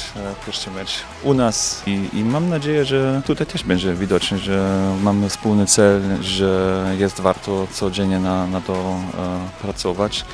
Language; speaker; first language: Polish; non-native, fluent; German